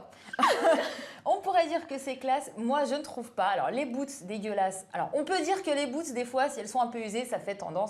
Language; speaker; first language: French; native; French